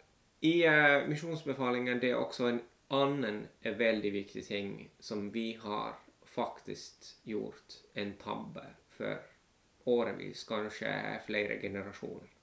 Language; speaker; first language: Norwegian; non-native, fluent; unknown